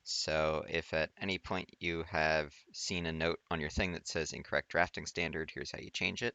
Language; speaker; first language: English; native; English